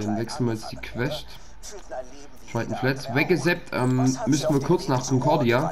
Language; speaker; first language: German; native; German